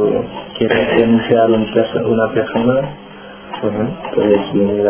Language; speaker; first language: Spanish; non-native, learner; Wolof